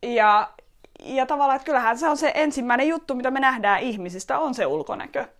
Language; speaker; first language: Finnish; early bilingual, other home language; Estonian